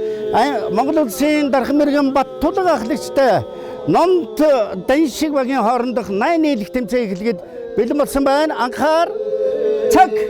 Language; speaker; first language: Mongolian; native; Mongolian